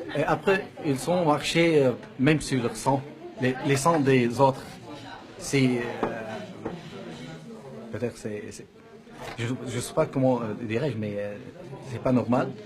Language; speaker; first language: French; non-native, fluent; Arabic